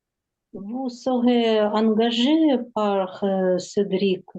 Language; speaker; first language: French; non-native, learner; Ukrainian